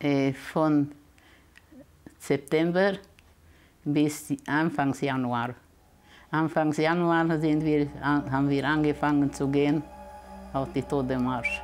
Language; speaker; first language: German; early bilingual, heritage; German